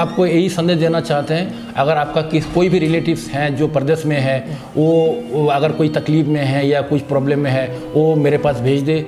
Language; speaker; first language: Hindi; non-native, fluent; Bangla